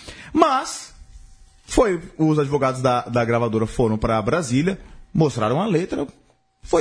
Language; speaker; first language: Portuguese; native; Portuguese